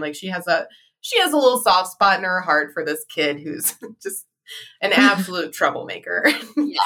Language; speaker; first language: English; native; English